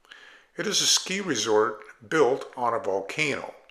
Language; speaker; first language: English; native; English